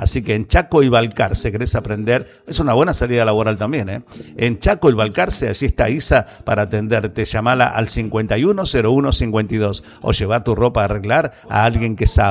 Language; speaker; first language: Spanish; native; Spanish